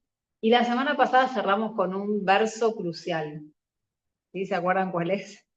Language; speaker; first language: Spanish; native; Spanish